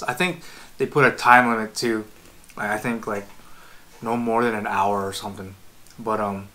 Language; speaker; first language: English; native; English